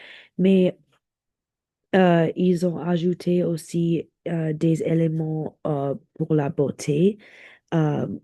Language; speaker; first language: French; non-native, learner; English